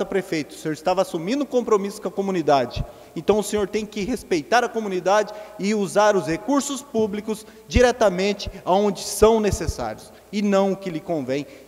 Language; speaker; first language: Portuguese; native; Portuguese